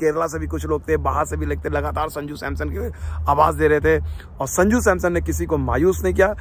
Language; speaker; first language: Hindi; native; Hindi